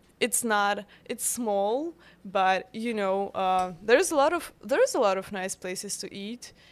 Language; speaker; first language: English; non-native, fluent; Russian